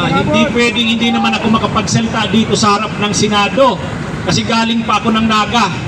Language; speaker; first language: Filipino; non-native, local second language; Bikol